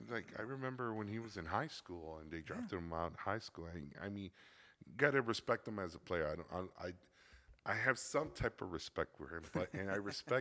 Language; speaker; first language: English; early bilingual, other home language; Spanish